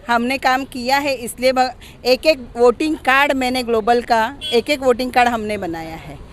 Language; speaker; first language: Hindi; non-native, local second language; Marathi